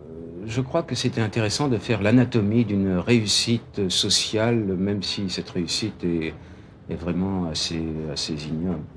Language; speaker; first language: French; native; French